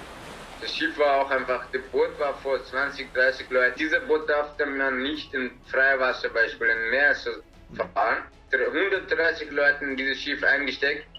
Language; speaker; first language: German; non-native, learner; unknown